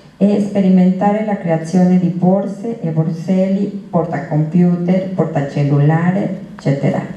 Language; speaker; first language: Italian; non-native, learner; Spanish